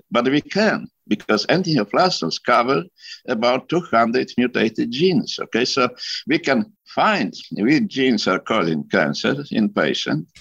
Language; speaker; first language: English; non-native, fluent; Polish